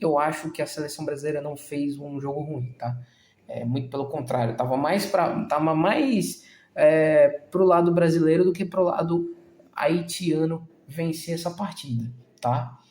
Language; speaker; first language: Portuguese; native; Portuguese